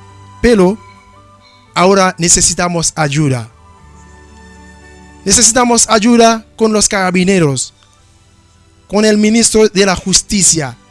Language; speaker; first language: Spanish; non-native, learner; Haitian Creole